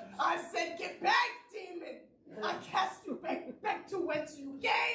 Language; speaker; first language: English; native; English